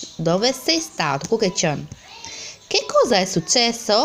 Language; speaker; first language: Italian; non-native, fluent; Albanian